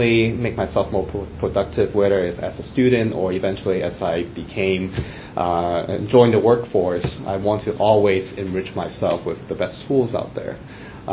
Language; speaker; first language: English; non-native, local second language; Cantonese